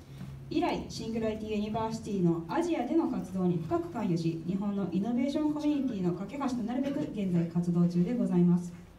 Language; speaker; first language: Japanese; native; Japanese